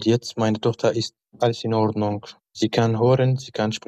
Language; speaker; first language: German; non-native, learner; Kurdish